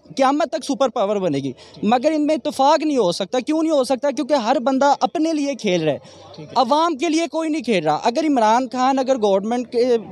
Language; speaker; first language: Urdu; non-native, local second language; Punjabi